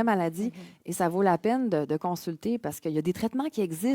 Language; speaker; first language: French; native; French